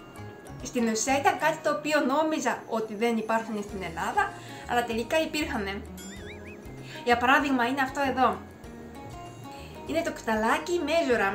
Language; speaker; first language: Greek; non-native, fluent; Japanese